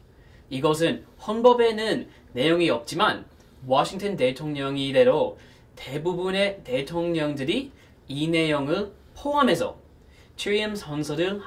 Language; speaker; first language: Korean; non-native, fluent; English